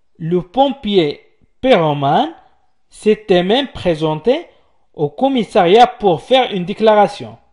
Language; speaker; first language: French; non-native, local second language; Arabic